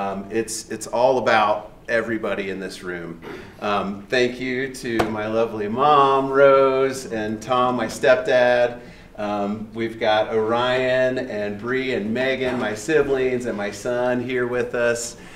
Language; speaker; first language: English; native; English